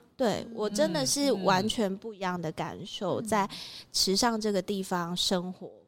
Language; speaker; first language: Chinese; native; Chinese